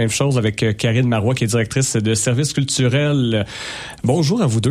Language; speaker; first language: French; native; French